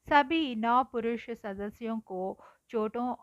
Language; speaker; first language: Hindi; non-native, local second language; Telugu